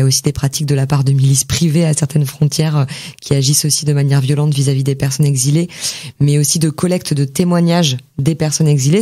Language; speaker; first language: French; native; French